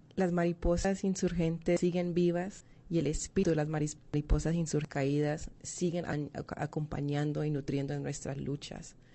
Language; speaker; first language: Spanish; early bilingual, heritage; Spanish